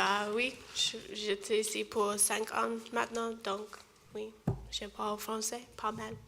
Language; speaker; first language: French; non-native, learner; English